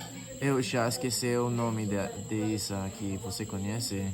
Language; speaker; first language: Portuguese; non-native, learner; English